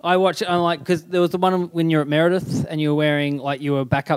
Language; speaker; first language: English; native; English